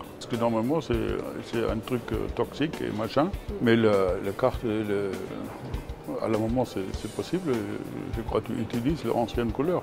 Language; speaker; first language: French; non-native, fluent; German